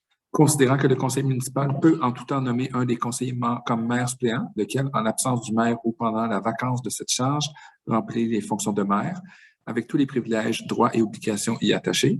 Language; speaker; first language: French; native; French